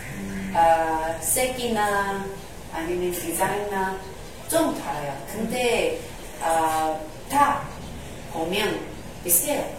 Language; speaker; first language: Korean; non-native, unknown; Chinese